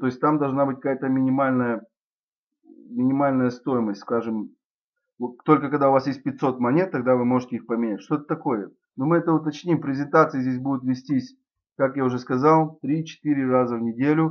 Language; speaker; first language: Russian; native; Russian